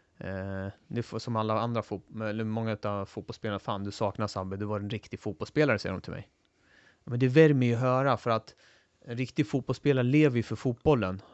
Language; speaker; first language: Swedish; early bilingual, other home language; Turoyo